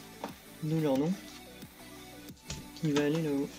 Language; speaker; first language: French; native; French